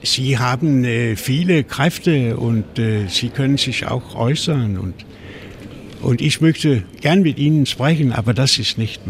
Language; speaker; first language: German; non-native, fluent; Danish